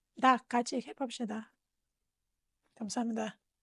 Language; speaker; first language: Korean; non-native, fluent; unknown